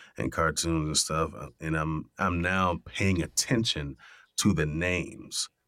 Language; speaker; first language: English; native; English